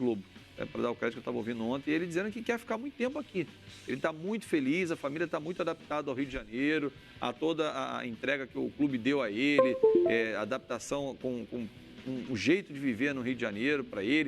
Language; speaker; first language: Portuguese; native; Portuguese